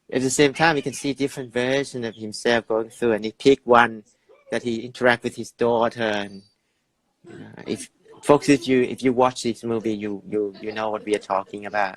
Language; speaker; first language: English; non-native, fluent; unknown